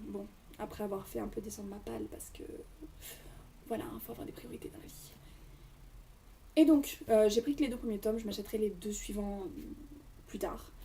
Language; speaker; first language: French; native; French